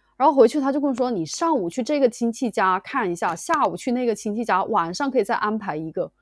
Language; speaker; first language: Chinese; native; Chinese